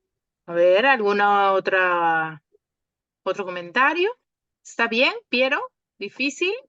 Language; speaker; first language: Spanish; native; Spanish